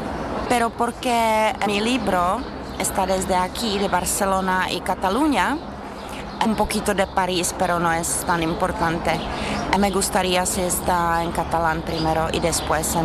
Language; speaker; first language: Spanish; non-native, learner; Czech